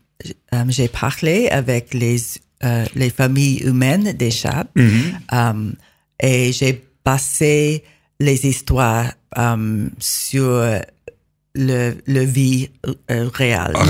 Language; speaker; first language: French; non-native, learner; English